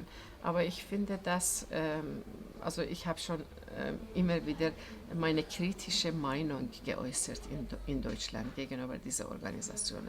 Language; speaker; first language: German; non-native, fluent; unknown